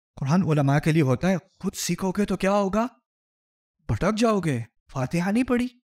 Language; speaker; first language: Urdu; native; Urdu